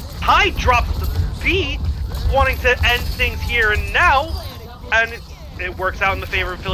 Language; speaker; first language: English; native; English